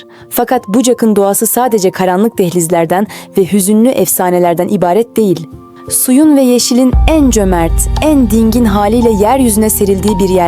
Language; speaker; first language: Turkish; native; Turkish